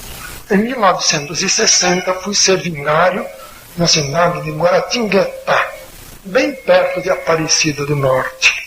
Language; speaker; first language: Portuguese; native; Portuguese